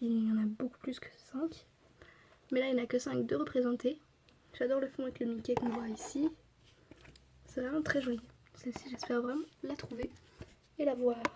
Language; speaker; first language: French; native; French